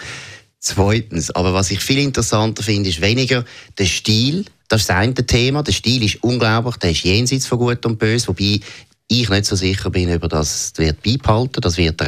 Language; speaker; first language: German; native; German